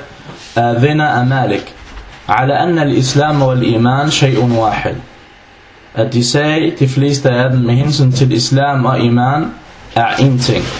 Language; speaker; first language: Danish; non-native, fluent; Arabic